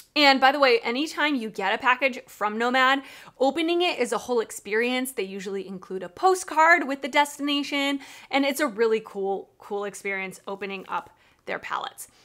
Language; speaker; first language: English; native; English